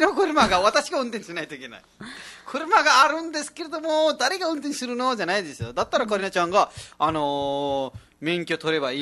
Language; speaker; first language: Japanese; non-native, fluent; Nepali